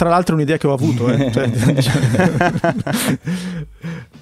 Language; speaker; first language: Italian; native; Italian